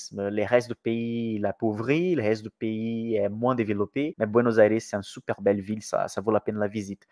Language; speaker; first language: French; non-native, fluent; Portuguese